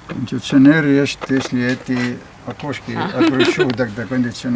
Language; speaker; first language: Russian; non-native, fluent; Estonian